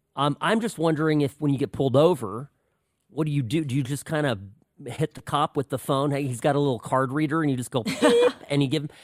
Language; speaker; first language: English; early bilingual, other home language; Czech